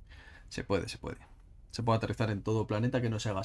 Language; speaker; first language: Spanish; native; Spanish